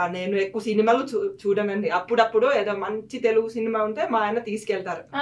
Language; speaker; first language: Telugu; non-native, fluent; Finnish